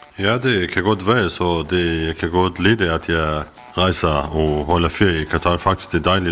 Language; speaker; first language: Danish; non-native, learner; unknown